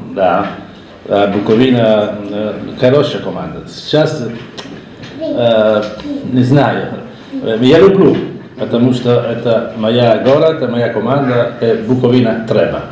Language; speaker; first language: Russian; non-native, learner; Italian